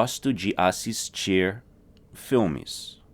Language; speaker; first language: Portuguese; non-native, fluent; English